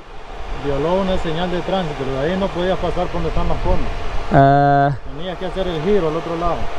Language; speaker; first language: Spanish; native; Spanish